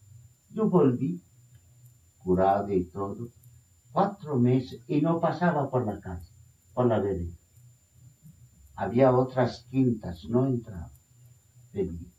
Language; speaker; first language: Spanish; non-native, fluent; Bangla